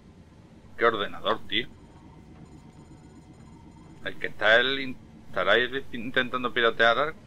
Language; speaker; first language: Spanish; native; Spanish